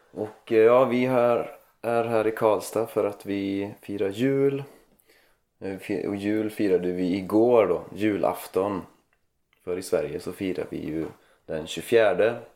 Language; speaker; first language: Swedish; native; Swedish